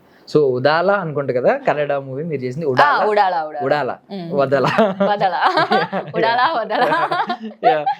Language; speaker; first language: Telugu; native; Telugu